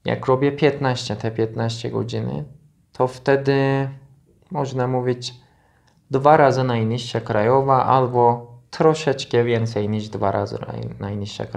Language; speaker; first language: Polish; non-native, learner; Turkish